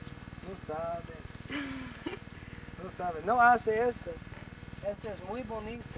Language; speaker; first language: Spanish; non-native, learner; English